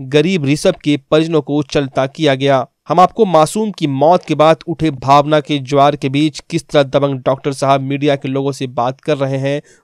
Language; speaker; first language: Hindi; native; Hindi